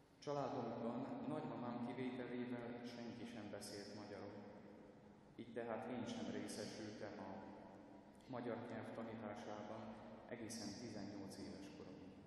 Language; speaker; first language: Hungarian; non-native, fluent; Ukrainian